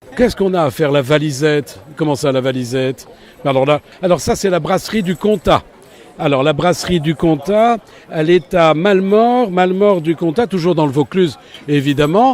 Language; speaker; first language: French; native; French